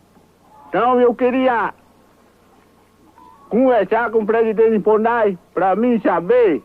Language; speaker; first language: Portuguese; non-native, local second language; Kayapó